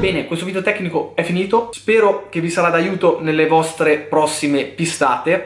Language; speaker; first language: Italian; native; Italian